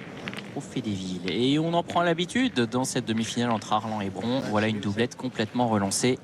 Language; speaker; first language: French; native; French